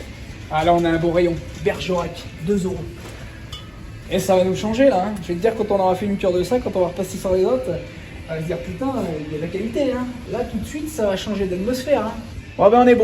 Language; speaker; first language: French; native; French